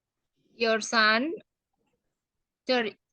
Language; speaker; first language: English; non-native, fluent; Indonesian